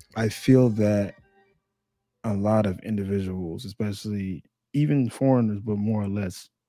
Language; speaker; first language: English; native; English